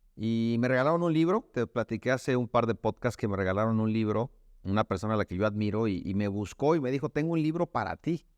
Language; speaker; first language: Spanish; native; Spanish